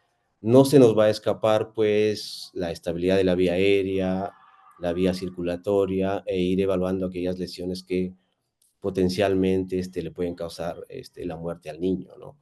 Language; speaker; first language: Spanish; native; Spanish